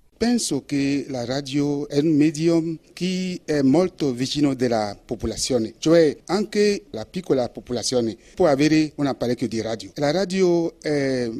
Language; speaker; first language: Italian; non-native, fluent; Ewe